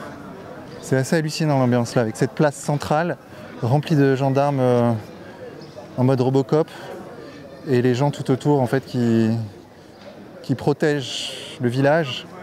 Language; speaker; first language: French; native; French